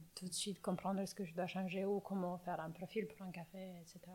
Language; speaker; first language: French; non-native, fluent; Romanian